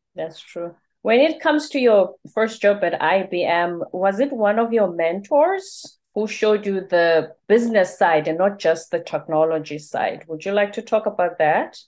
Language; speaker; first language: English; non-native, local second language; Zulu